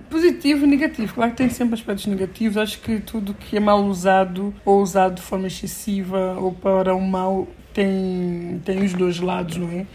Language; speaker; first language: Portuguese; native; Portuguese